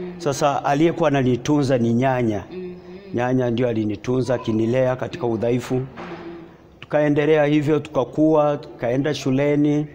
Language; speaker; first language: Swahili; non-native, local second language; Gusii